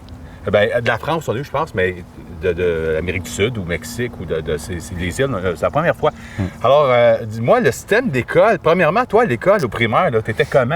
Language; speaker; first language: French; native; French